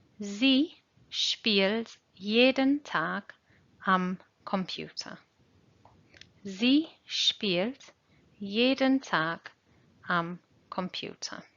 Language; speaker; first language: German; non-native, fluent; English